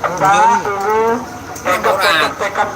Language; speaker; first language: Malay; non-native, local second language; Madurese